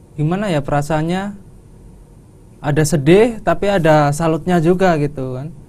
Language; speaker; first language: Indonesian; non-native, local second language; Javanese